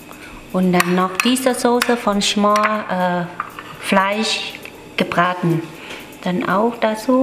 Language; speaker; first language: German; non-native, learner; Vietnamese